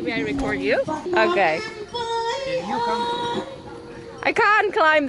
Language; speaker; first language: English; non-native, learner; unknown